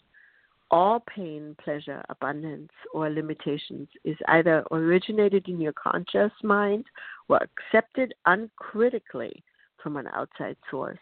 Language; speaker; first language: English; non-native, fluent; German